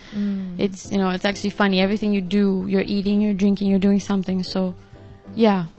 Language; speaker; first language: English; non-native, fluent; Portuguese